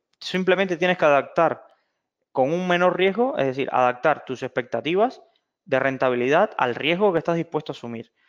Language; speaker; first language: Spanish; native; Spanish